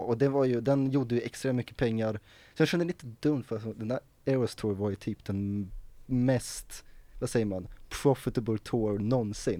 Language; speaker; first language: Swedish; native; Swedish